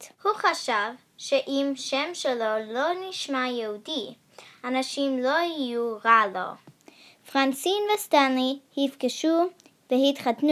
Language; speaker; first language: Hebrew; non-native, learner; English